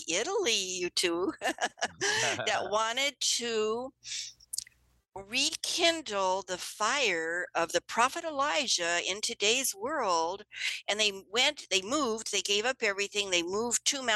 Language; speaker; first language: English; native; English